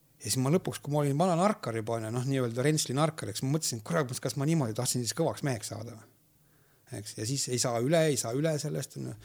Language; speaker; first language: Estonian; native; Estonian